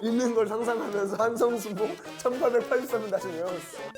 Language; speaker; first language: Korean; native; Korean